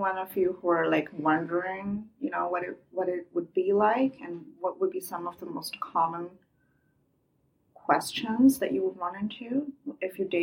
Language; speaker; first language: English; non-native, fluent; Chinese